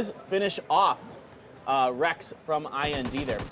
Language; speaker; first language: English; native; English